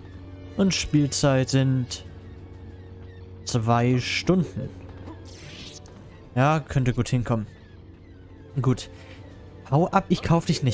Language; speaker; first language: German; native; German